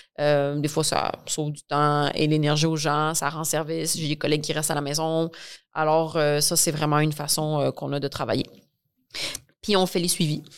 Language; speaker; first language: French; native; French